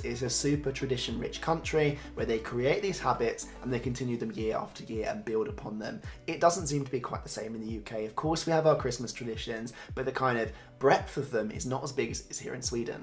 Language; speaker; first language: English; native; English